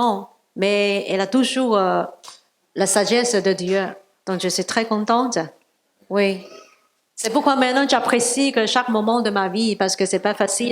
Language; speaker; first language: French; non-native, learner; Cantonese